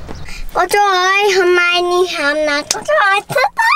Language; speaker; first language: Vietnamese; early bilingual, heritage; Vietnamese